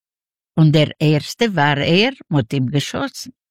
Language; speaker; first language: German; non-native, learner; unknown